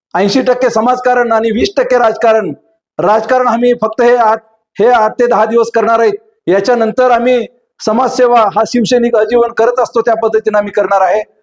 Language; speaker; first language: Marathi; native; Marathi